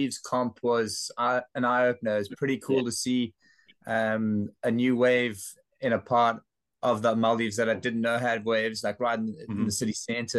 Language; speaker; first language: English; native; English